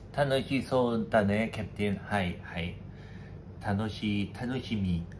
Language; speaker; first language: Japanese; non-native, learner; Korean